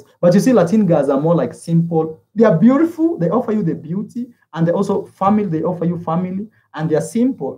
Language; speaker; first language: English; non-native, fluent; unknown